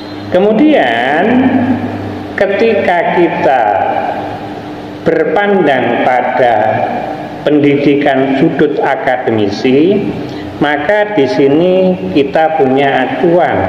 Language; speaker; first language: Indonesian; non-native, local second language; Javanese